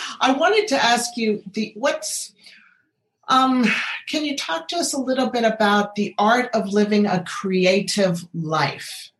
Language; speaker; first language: English; native; English